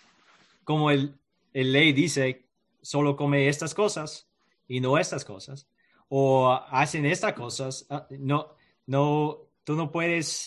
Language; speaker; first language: Spanish; non-native, learner; English